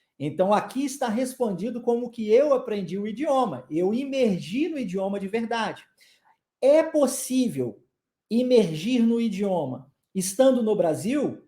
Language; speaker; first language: Portuguese; native; Portuguese